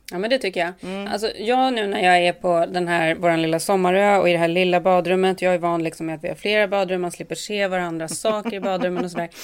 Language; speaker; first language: Swedish; native; Swedish